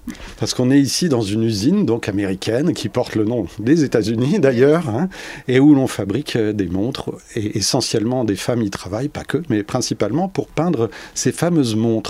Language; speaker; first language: French; native; French